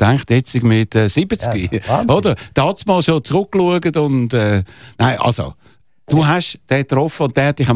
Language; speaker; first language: German; native; German